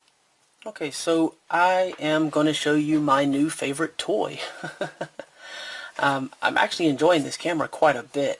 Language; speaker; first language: English; native; English